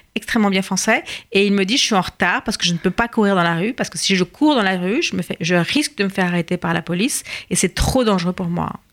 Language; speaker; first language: French; native; French